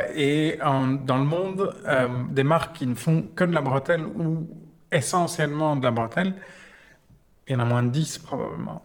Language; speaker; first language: French; native; French